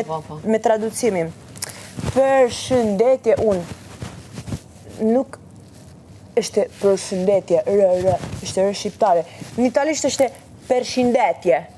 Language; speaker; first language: Albanian; non-native, learner; Italian